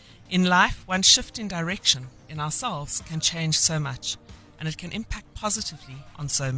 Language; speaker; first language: English; native; English